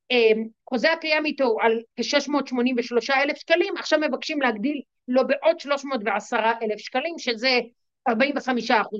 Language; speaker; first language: Hebrew; native; Hebrew